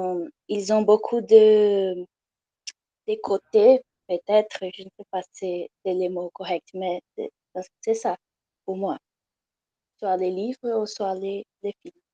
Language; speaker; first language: French; non-native, learner; Portuguese